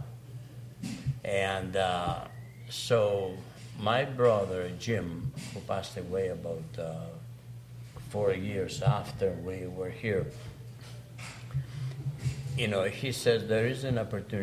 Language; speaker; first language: English; non-native, fluent; Greek